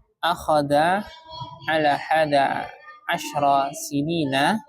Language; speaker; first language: Arabic; non-native, fluent; Indonesian